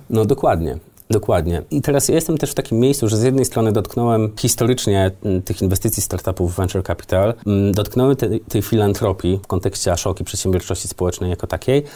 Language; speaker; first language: Polish; native; Polish